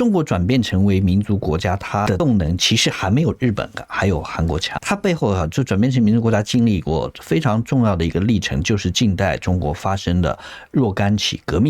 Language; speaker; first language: Chinese; native; Chinese